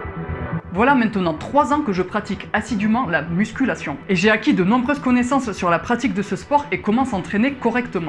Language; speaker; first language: French; native; French